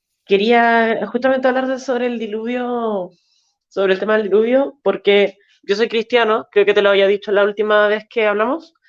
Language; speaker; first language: Spanish; native; Spanish